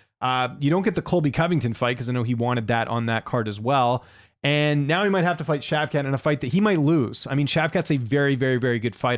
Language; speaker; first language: English; native; English